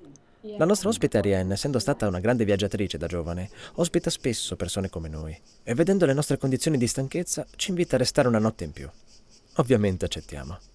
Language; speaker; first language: Italian; native; Italian